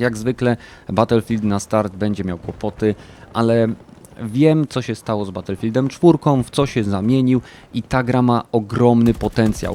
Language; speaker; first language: Polish; native; Polish